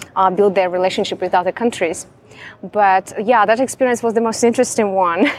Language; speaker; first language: English; non-native, fluent; Russian